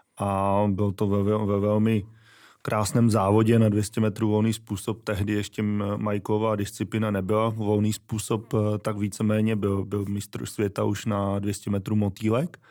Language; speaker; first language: Czech; native; Czech